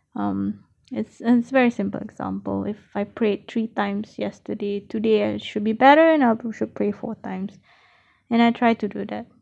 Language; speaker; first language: English; non-native, local second language; Malay